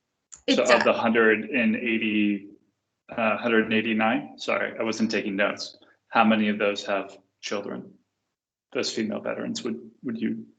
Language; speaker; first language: English; native; English